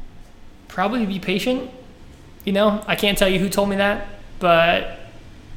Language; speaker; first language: English; native; English